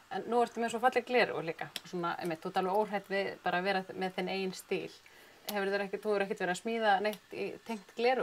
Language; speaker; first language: Icelandic; native; Icelandic